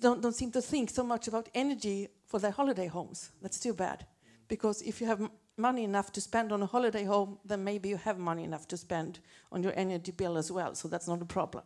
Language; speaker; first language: English; non-native, fluent; Swedish